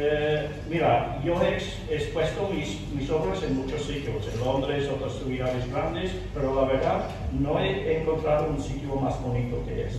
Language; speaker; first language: Spanish; non-native, fluent; English